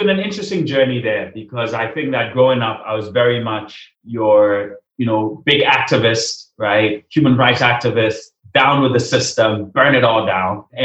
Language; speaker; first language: English; non-native, local second language; Akan